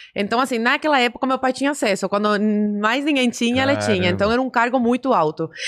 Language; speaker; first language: Portuguese; early bilingual, other home language; Spanish